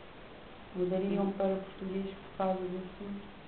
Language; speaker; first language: Portuguese; non-native, local second language; Kabuverdianu